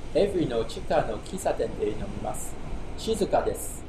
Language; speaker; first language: Japanese; non-native, learner; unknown